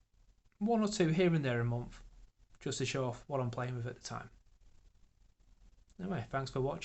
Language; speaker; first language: English; native; English